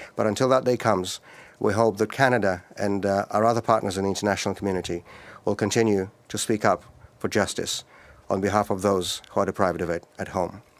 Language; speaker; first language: English; non-native, fluent; Russian